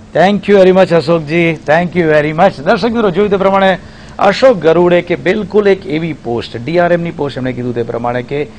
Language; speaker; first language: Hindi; non-native, local second language; Gujarati